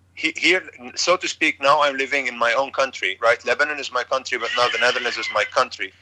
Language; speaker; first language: English; non-native, fluent; Arabic